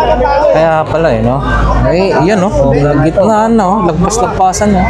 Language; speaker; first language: Filipino; native; Filipino